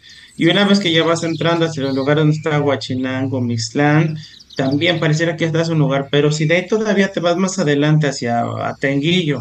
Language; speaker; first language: Spanish; native; Spanish